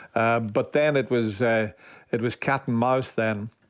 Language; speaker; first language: English; native; English